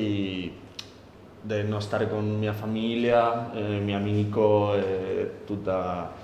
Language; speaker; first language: Italian; non-native, learner; Spanish